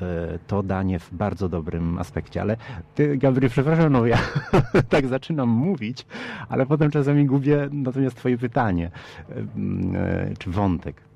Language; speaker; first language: Polish; early bilingual, heritage; Polish